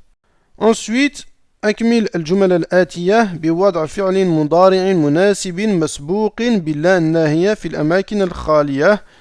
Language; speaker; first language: Arabic; non-native, fluent; French